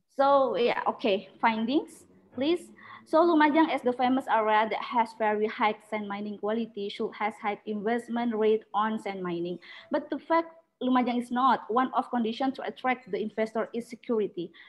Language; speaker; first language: English; non-native, learner; Indonesian